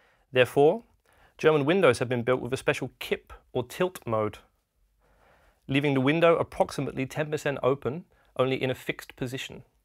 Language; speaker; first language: English; native; English